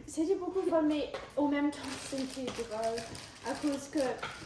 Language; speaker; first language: French; non-native, local second language; English